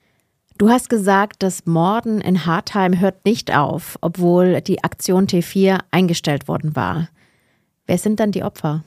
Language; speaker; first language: German; native; German